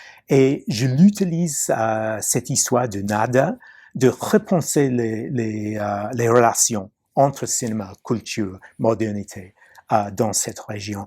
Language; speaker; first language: French; non-native, fluent; English